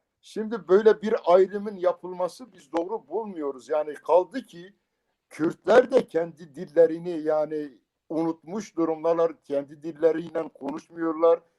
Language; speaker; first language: Turkish; non-native, local second language; Kurdish